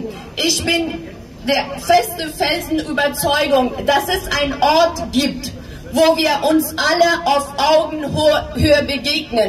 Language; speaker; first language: German; non-native, fluent; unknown